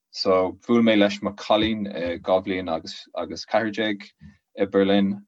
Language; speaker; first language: Irish; native; Irish